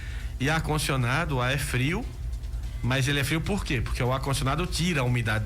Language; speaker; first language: Portuguese; native; Portuguese